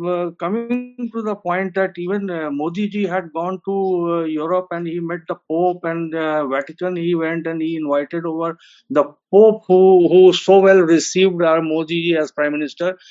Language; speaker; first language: English; non-native, local second language; Hindi